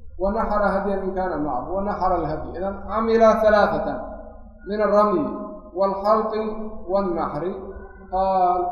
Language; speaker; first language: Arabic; non-native, local second language; Somali